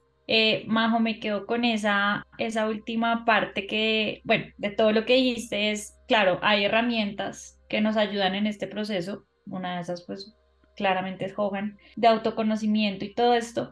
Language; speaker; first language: Spanish; native; Spanish